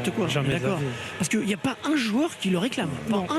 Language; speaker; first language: French; native; French